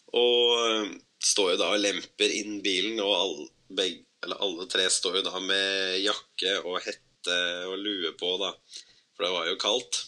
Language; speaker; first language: Norwegian; early bilingual, other home language; Spanish